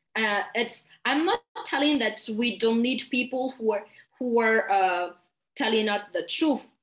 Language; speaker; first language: English; non-native, fluent; Malagasy